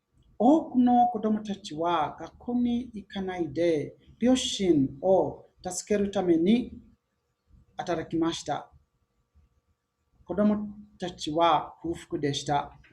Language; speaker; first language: Japanese; non-native, learner; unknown